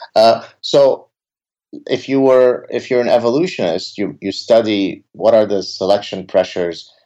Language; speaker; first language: English; early bilingual, other home language; Arabic